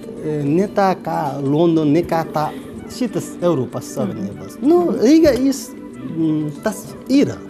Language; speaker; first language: Latvian; non-native, learner; Nepali